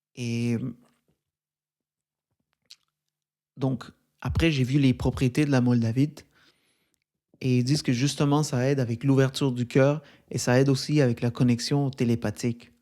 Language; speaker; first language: French; native; French